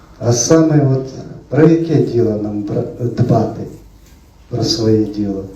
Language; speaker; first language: Ukrainian; non-native, local second language; Russian